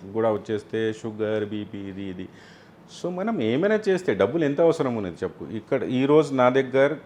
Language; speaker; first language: Telugu; non-native, local second language; Urdu